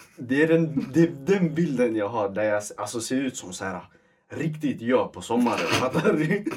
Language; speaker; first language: Swedish; early bilingual, other home language; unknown